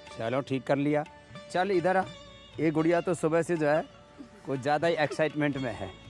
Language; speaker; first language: Hindi; native; Hindi